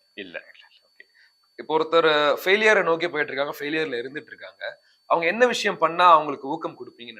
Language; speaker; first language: Tamil; native; Tamil